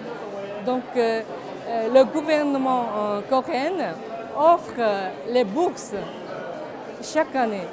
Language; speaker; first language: French; non-native, fluent; Korean